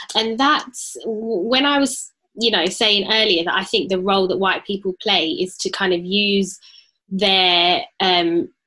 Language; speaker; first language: English; native; English